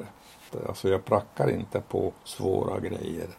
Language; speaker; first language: Swedish; non-native, fluent; Hungarian